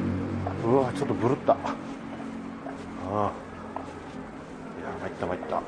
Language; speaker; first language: Japanese; native; Japanese